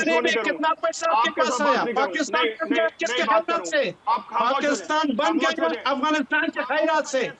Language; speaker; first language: Hindi; non-native, learner; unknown